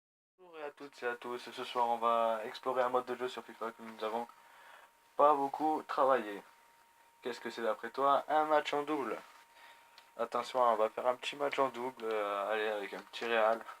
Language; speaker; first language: French; native; French